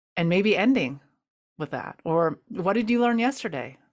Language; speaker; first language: English; native; English